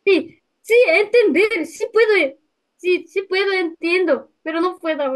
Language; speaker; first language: Spanish; non-native, learner; Japanese